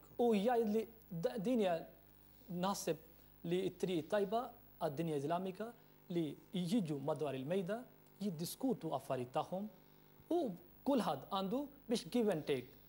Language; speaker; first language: Maltese; non-native, fluent; Urdu